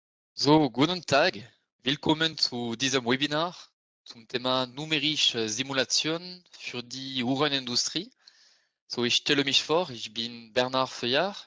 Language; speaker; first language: German; non-native, fluent; French